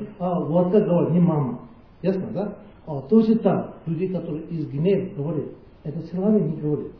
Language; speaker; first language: Russian; non-native, learner; Tibetan